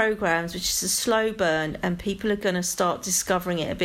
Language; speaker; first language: English; native; English